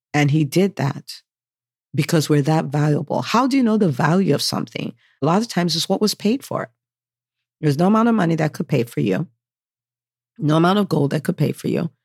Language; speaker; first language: English; native; English